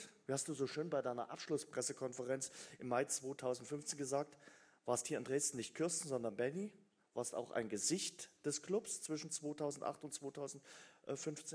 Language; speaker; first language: German; native; German